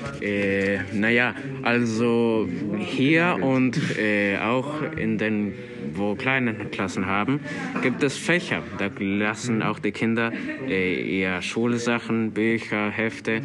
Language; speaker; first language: German; non-native, learner; Spanish